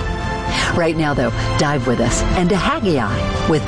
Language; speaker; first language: English; native; English